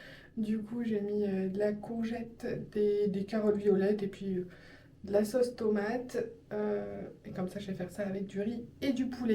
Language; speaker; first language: French; native; French